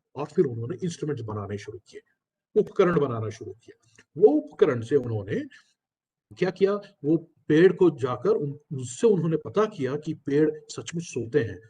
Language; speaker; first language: Hindi; non-native, local second language; Telugu